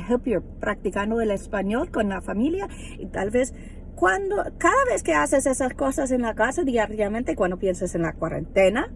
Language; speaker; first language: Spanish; non-native, fluent; English